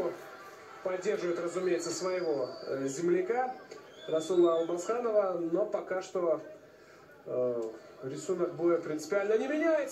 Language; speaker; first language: Russian; native; Russian